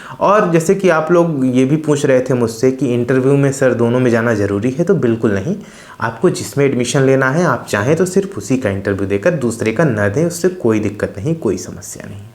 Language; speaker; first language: Hindi; native; Hindi